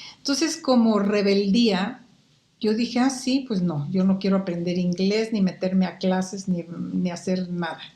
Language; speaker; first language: Spanish; native; Spanish